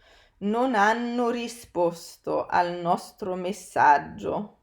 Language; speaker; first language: Italian; non-native, fluent; English